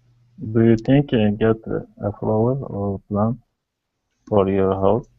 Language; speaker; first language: English; non-native, learner; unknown